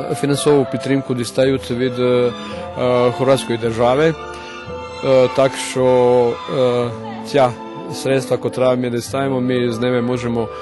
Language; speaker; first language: Ukrainian; early bilingual, heritage; Ukrainian